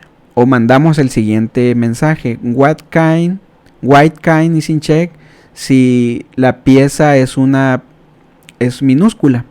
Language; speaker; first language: Spanish; native; Spanish